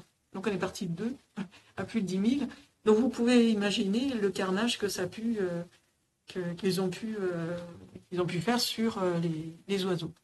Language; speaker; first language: French; native; French